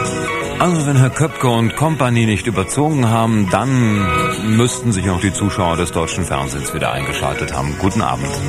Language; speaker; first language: German; native; German